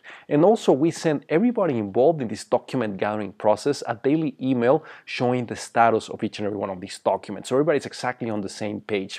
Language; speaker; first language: English; non-native, fluent; Spanish